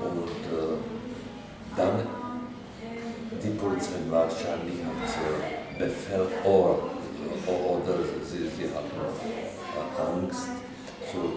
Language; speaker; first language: German; non-native, learner; Czech